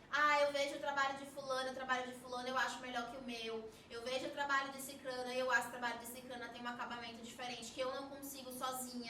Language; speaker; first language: Portuguese; native; Portuguese